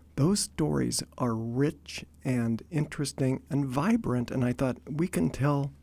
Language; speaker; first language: English; native; English